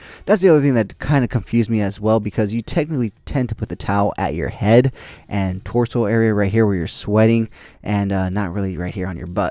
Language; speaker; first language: English; native; English